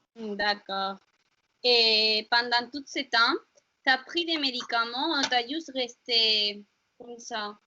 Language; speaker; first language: French; non-native, learner; Spanish